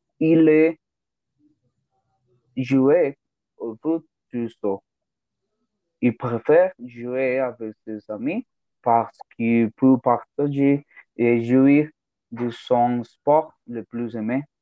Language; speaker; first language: French; non-native, learner; Spanish